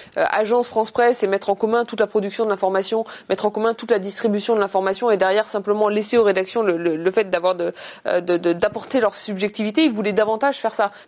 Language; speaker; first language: French; native; French